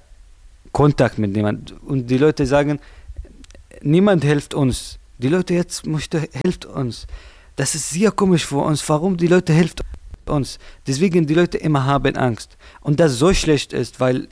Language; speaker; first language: German; non-native, learner; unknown